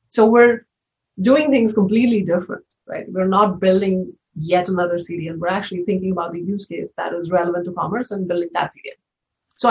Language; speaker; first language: English; non-native, local second language; Hindi